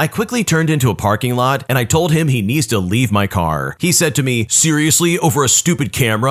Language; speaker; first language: English; native; English